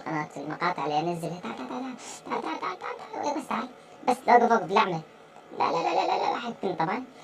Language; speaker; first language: Arabic; native; Arabic